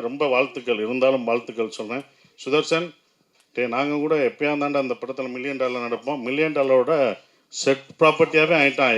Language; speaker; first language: Tamil; native; Tamil